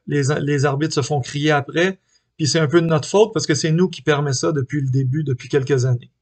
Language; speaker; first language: French; native; French